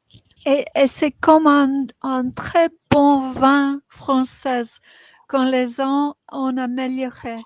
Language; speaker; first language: French; non-native, fluent; English